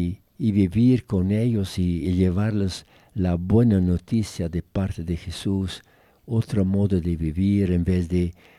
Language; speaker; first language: Spanish; non-native, fluent; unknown